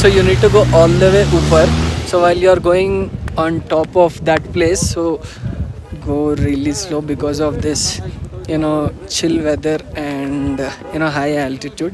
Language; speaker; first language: English; non-native, local second language; Telugu